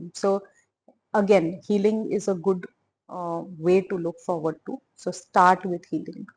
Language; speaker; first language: English; non-native, local second language; Marathi